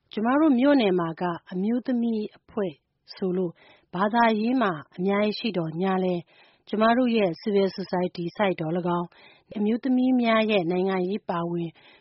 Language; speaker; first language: Burmese; non-native, local second language; Hakha Chin